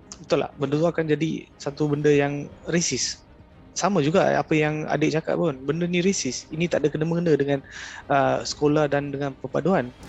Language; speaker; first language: Malay; non-native, local second language; Tamil